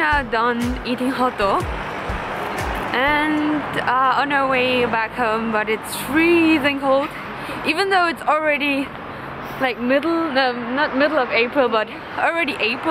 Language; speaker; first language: English; non-native, fluent; German